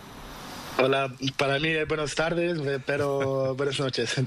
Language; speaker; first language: Spanish; non-native, learner; Portuguese